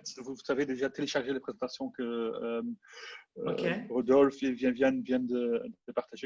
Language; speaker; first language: French; non-native, local second language; Dutch